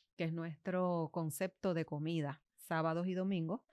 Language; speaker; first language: Spanish; native; Spanish